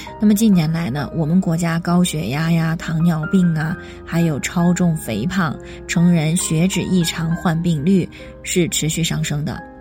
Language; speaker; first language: Chinese; native; Chinese